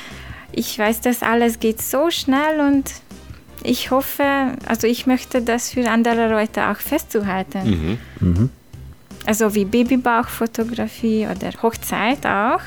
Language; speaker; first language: German; non-native, learner; Hungarian